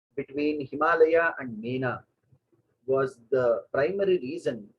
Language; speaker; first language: English; non-native, local second language; Kannada